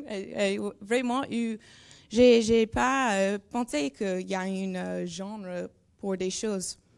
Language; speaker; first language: French; non-native, learner; English